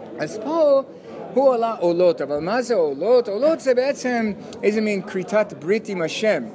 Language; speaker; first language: Hebrew; non-native, fluent; English